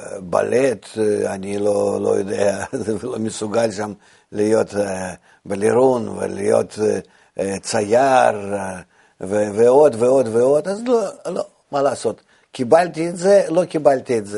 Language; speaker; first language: Hebrew; non-native, fluent; Russian